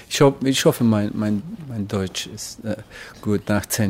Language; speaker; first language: German; non-native, learner; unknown